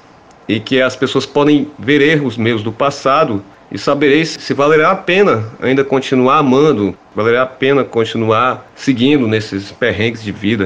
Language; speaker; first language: Portuguese; native; Portuguese